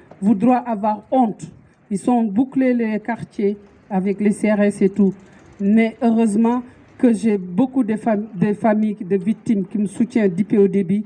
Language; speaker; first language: French; non-native, local second language; Wolof